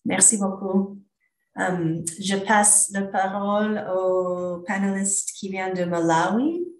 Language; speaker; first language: French; non-native, learner; English